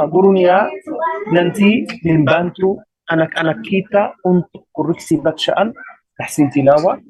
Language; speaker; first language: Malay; non-native, learner; Arabic